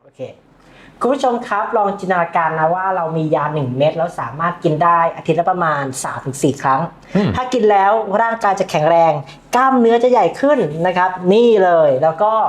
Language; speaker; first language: Thai; native; Thai